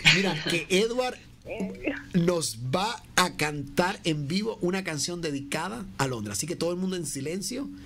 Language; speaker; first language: Spanish; native; Spanish